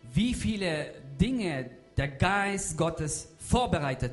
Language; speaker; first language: German; non-native, fluent; Russian